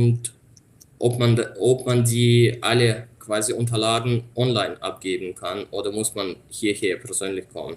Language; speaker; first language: German; non-native, fluent; Russian